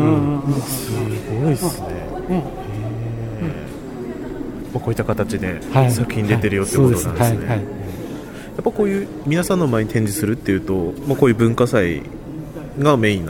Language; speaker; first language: Japanese; native; Japanese